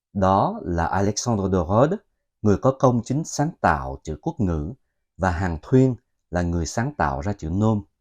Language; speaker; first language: Vietnamese; native; Vietnamese